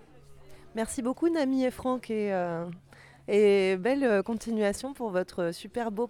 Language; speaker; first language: French; native; French